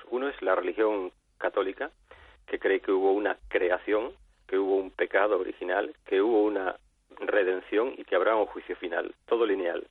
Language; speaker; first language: Spanish; native; Spanish